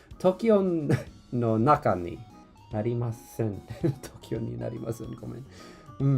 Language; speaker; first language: Japanese; non-native, learner; English